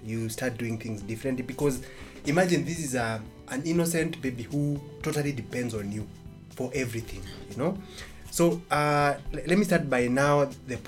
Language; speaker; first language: English; non-native, local second language; Embu